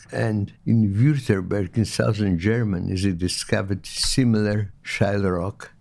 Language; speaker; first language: English; non-native, fluent; Lithuanian